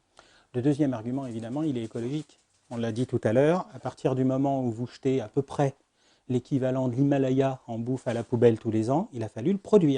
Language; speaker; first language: French; native; French